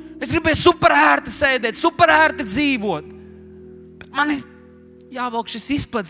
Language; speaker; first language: Latvian; native; Latvian